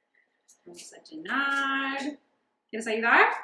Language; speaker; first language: Spanish; non-native, learner; English